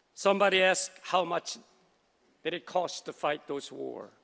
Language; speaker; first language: English; non-native, fluent; Korean